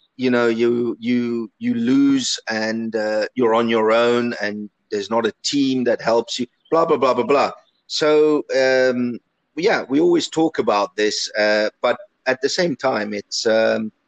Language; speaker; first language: English; early bilingual, other home language; Italian